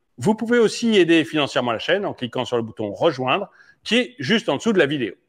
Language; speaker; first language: French; native; French